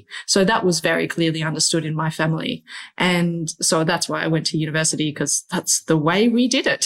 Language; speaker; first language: English; native; English